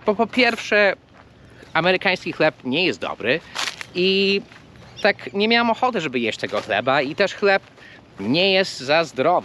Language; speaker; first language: Polish; non-native, fluent; English